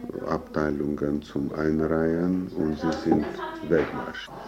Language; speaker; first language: German; non-native, fluent; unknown